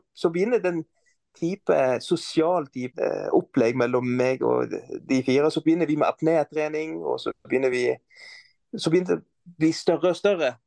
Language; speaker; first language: Norwegian; non-native, fluent; Arabic